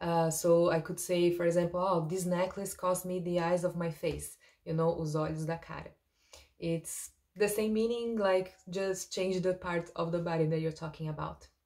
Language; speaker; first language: English; non-native, fluent; Portuguese